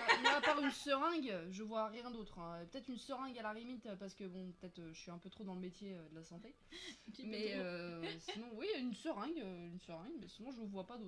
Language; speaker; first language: French; native; French